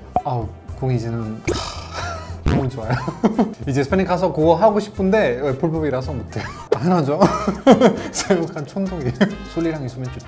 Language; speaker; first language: Korean; non-native, fluent; Spanish